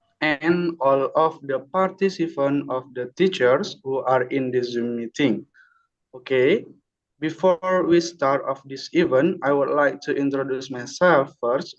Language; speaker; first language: English; non-native, learner; Indonesian